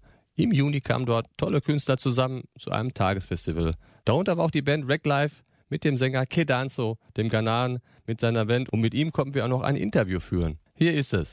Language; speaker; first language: German; native; German